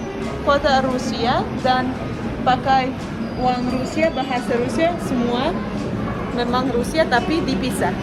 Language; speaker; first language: Indonesian; non-native, fluent; Russian